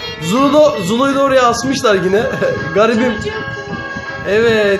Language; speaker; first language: Turkish; native; Turkish